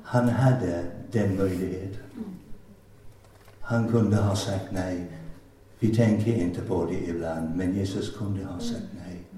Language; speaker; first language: Swedish; non-native, fluent; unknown